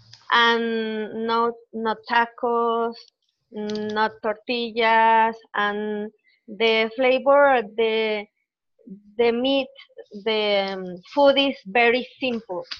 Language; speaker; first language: English; non-native, learner; Spanish